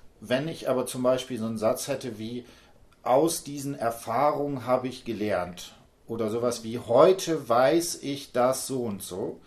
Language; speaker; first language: German; native; German